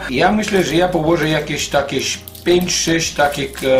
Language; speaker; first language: Polish; non-native, fluent; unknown